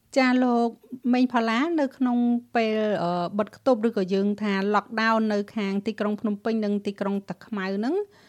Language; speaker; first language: Khmer; native; Khmer